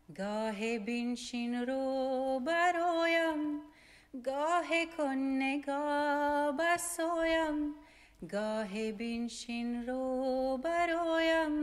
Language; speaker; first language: Persian; non-native, local second language; Pashto